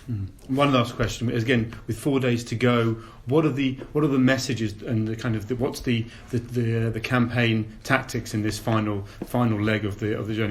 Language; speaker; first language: English; native; English